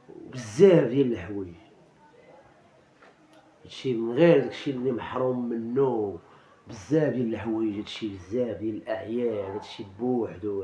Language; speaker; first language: Arabic; native; Arabic